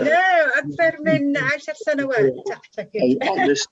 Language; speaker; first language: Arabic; non-native, fluent; English